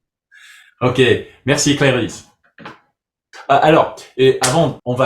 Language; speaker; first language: French; non-native, learner; English